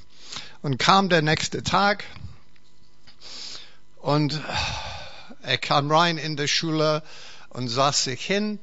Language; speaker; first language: German; non-native, fluent; English